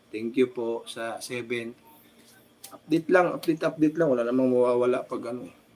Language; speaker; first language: Filipino; native; Filipino